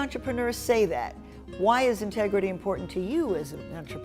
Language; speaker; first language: English; native; English